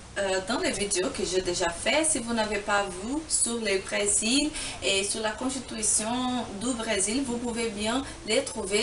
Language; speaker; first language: French; non-native, fluent; Portuguese